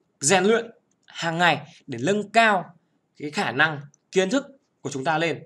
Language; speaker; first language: Vietnamese; native; Vietnamese